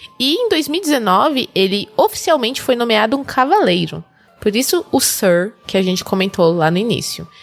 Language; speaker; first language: Portuguese; native; Portuguese